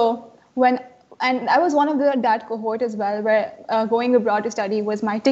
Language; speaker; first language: English; non-native, local second language; Urdu